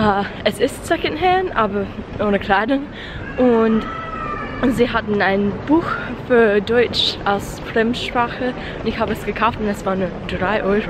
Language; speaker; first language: German; non-native, learner; English